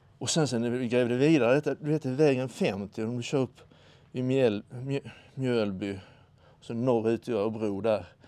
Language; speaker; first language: Swedish; native; Swedish